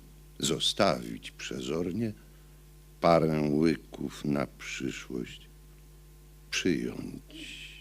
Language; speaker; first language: Polish; native; Polish